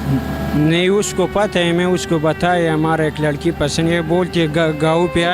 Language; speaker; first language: Hindi; non-native, local second language; Pashto